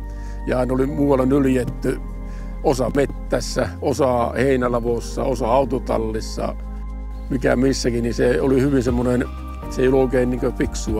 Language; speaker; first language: Finnish; native; Finnish